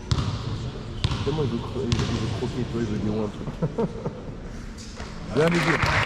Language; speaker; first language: French; native; French